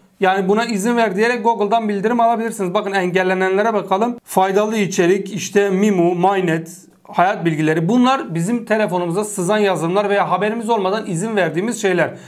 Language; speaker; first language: Turkish; native; Turkish